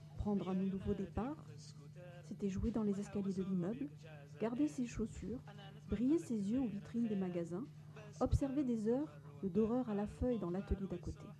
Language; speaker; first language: French; native; French